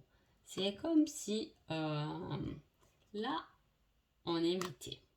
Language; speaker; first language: French; native; French